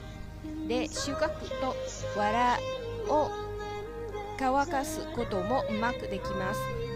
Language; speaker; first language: Japanese; non-native, learner; Vietnamese